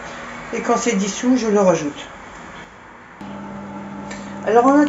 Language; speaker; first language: French; native; French